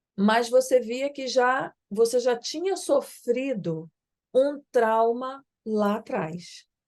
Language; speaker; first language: Portuguese; native; Portuguese